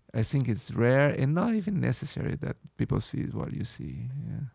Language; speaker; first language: English; non-native, fluent; Portuguese